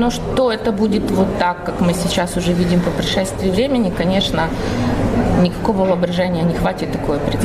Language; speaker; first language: Russian; native; Russian